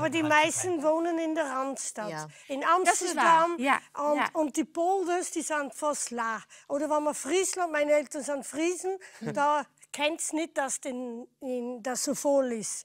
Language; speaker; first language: German; non-native, fluent; Dutch